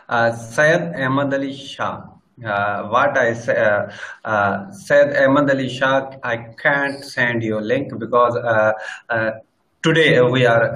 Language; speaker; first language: English; non-native, learner; Sindhi